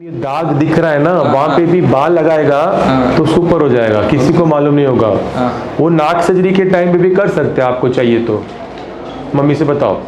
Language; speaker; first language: Hindi; non-native, local second language; Tamil